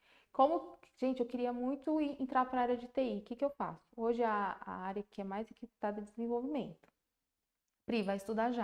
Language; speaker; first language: Portuguese; native; Portuguese